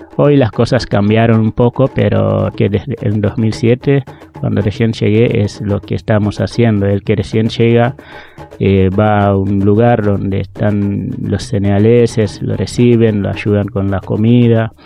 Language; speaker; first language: Spanish; non-native, fluent; Wolof